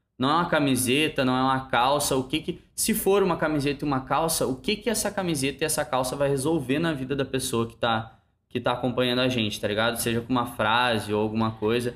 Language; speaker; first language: Portuguese; native; Portuguese